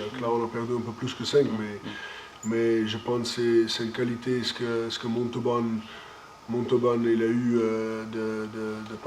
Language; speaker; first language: French; non-native, fluent; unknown